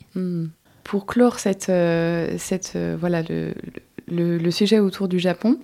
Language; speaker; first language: French; native; French